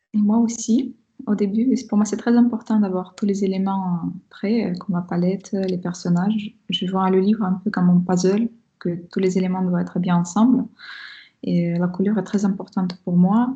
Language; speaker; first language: French; non-native, fluent; Russian